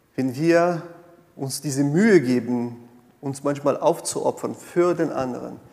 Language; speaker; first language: German; non-native, fluent; Portuguese